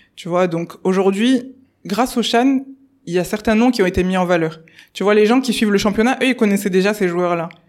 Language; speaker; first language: French; native; French